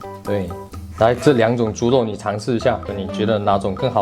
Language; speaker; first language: Chinese; native; Chinese